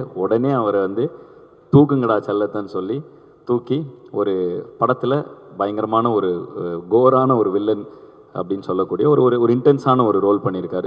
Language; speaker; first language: Tamil; native; Tamil